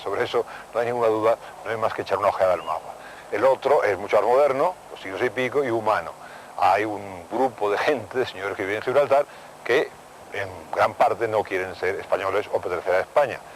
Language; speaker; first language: Spanish; native; Spanish